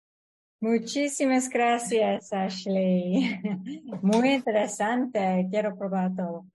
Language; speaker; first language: Spanish; non-native, fluent; English